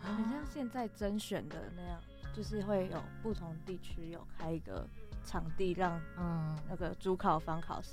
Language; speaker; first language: Chinese; native; Chinese